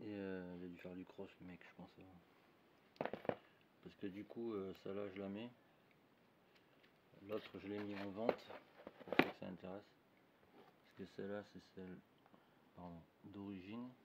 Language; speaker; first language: French; native; French